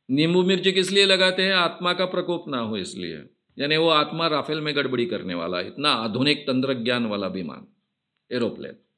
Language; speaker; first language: Hindi; non-native, local second language; Marathi